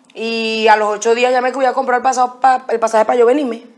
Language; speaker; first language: Spanish; native; Spanish